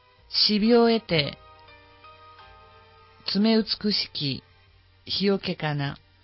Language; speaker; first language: Spanish; non-native, fluent; Japanese